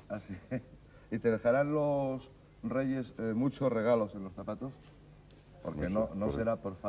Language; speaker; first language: Spanish; native; Spanish